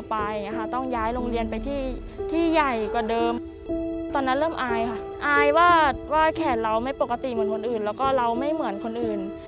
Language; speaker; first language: Thai; native; Thai